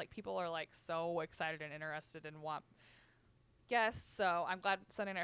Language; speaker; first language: English; native; English